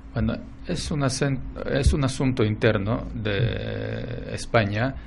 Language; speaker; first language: Spanish; non-native, fluent; Russian